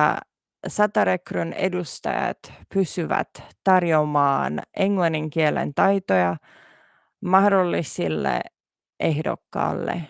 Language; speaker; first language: Finnish; non-native, learner; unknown